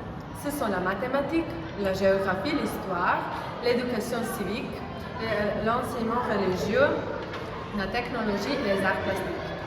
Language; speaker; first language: French; non-native, learner; Serbian